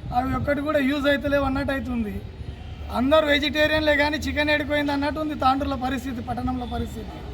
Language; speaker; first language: Telugu; native; Telugu